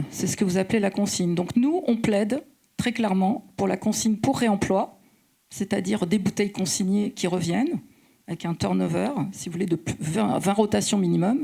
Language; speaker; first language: French; native; French